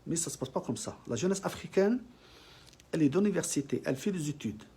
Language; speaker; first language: French; non-native, local second language; Arabic